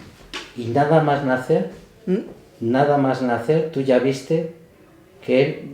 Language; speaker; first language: Spanish; native; Spanish